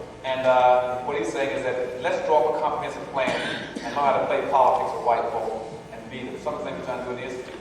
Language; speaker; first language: English; native; English